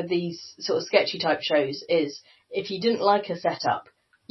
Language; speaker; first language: English; native; English